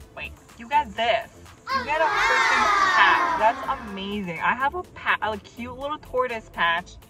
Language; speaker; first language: English; native; English